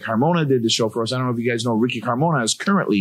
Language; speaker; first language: English; native; English